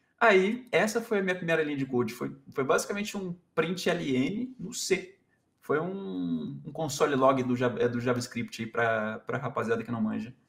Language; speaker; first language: Portuguese; native; Portuguese